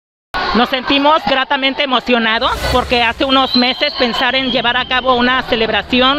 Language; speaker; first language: Spanish; native; Spanish